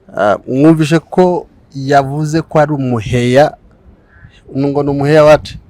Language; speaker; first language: Kinyarwanda; native; Kinyarwanda